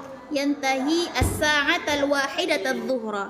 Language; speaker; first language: Arabic; non-native, fluent; Indonesian